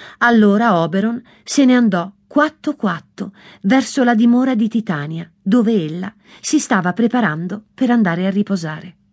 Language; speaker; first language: Italian; native; Italian